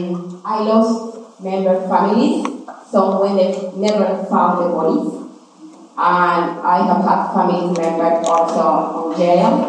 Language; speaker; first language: English; non-native, learner; Spanish